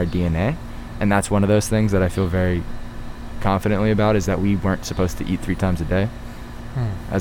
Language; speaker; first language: English; native; English